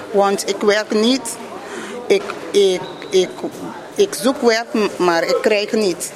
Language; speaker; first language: Dutch; non-native, learner; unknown